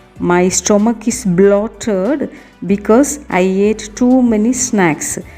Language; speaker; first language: English; non-native, local second language; Tamil